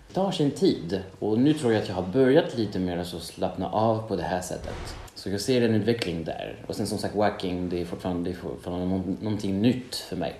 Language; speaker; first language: Swedish; non-native, fluent; French